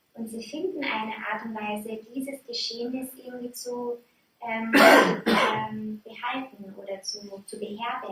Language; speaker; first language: German; native; German